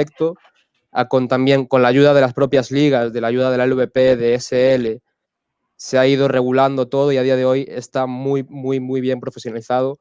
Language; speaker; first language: Spanish; native; Spanish